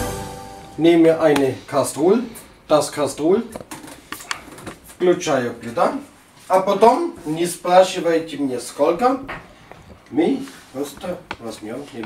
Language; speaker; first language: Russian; non-native, learner; German